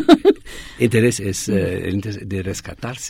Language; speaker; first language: Spanish; non-native, fluent; German